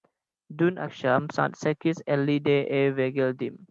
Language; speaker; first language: Turkish; non-native, learner; Indonesian